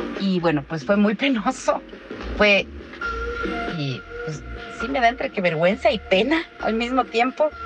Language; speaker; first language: Spanish; native; Spanish